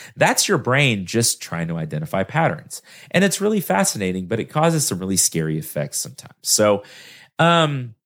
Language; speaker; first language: English; native; English